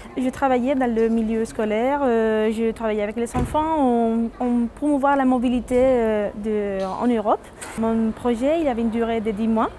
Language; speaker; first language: French; non-native, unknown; Spanish